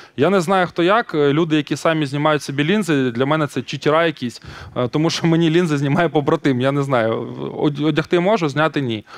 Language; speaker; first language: Ukrainian; non-native, local second language; Russian